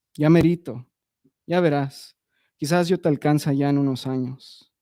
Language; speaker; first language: Spanish; early bilingual, other home language; English